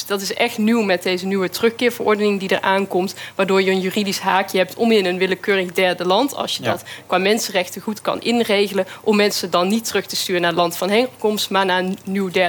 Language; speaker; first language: Dutch; native; Dutch